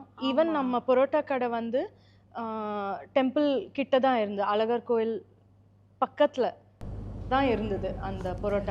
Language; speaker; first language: Tamil; non-native, fluent; Malayalam